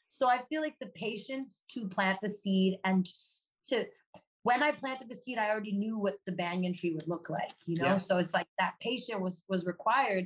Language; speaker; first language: English; native; English